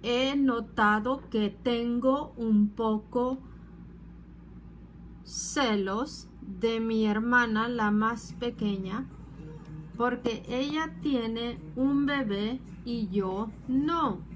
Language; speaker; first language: Spanish; non-native, fluent; English